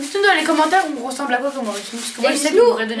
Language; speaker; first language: French; native; French